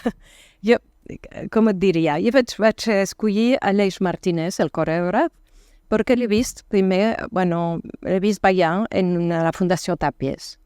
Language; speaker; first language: Catalan; non-native, fluent; French